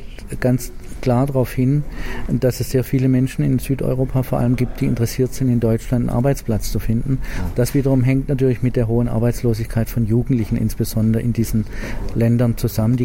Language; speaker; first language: German; native; German